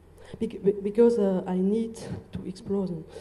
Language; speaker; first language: English; non-native, learner; French